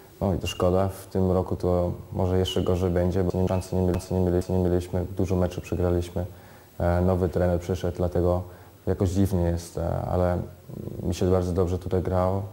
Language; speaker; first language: Polish; early bilingual, heritage; Polish